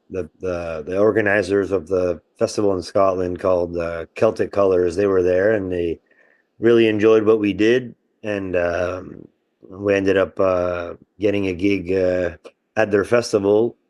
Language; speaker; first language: English; non-native, local second language; French